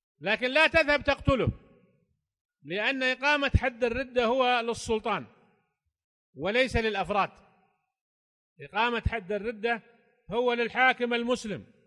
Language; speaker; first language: Arabic; native; Arabic